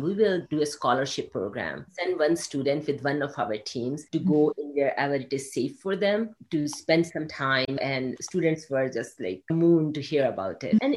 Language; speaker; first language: English; non-native, local second language; Urdu